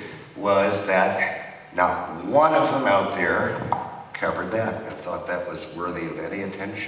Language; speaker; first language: English; native; English